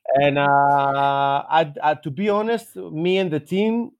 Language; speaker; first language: English; non-native, fluent; Greek